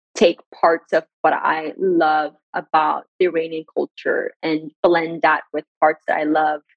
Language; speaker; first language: English; early bilingual, other home language; Persian